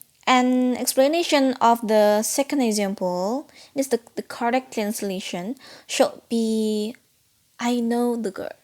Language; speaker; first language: English; non-native, learner; Indonesian